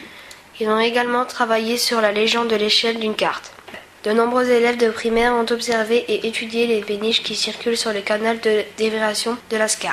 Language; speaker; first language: French; native; French